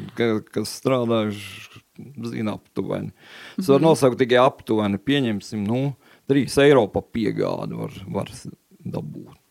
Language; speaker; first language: Latvian; native; Latvian